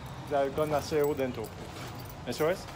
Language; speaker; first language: Spanish; non-native, learner; French